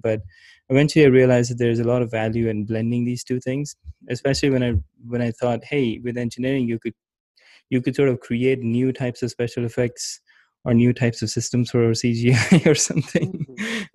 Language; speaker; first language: English; non-native, local second language; Urdu